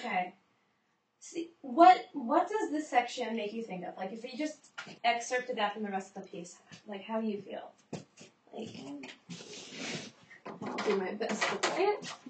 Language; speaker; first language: English; native; English